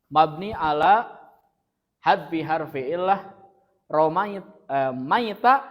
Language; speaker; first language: Arabic; non-native, fluent; Indonesian